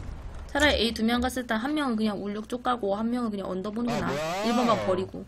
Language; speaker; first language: Korean; native; Korean